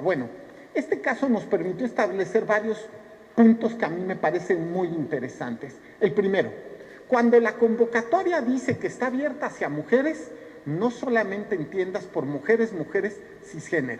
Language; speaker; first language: Spanish; native; Spanish